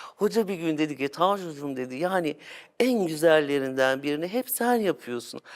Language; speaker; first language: Turkish; native; Turkish